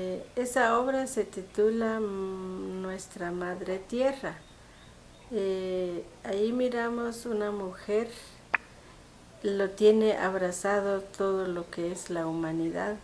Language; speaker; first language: Spanish; non-native, local second language; Kaqchikel